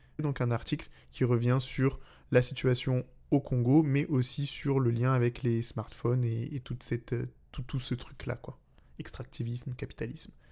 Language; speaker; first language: French; native; French